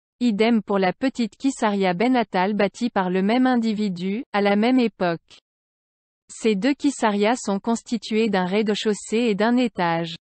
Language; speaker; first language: French; non-native, local second language; Arabic